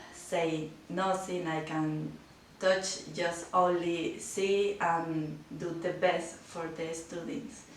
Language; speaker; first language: English; non-native, learner; Spanish